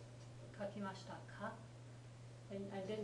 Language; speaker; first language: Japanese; non-native, fluent; English